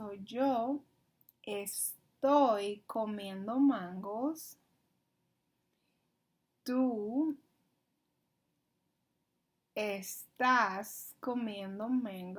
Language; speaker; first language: Spanish; non-native, learner; English